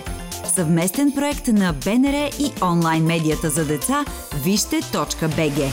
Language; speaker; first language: Bulgarian; native; Bulgarian